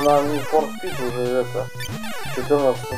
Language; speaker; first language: Russian; native; Russian